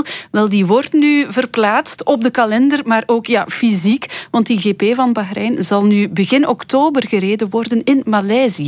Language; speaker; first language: Dutch; native; Dutch